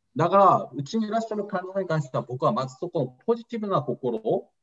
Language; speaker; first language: Japanese; early bilingual, other home language; Korean